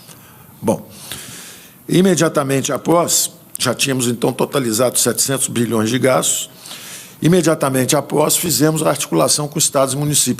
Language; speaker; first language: Portuguese; native; Portuguese